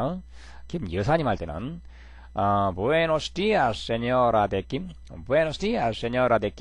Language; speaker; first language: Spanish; non-native, fluent; Korean